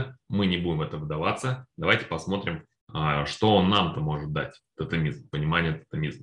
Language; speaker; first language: Russian; native; Russian